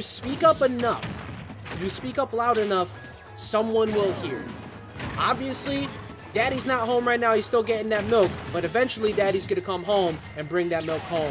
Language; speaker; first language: English; native; English